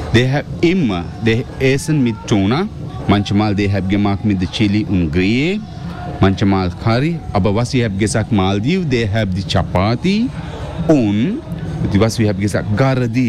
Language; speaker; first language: German; non-native, learner; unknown